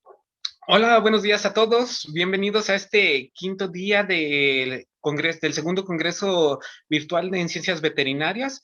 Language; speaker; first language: Spanish; native; Spanish